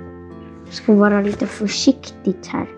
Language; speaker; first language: Swedish; non-native, fluent; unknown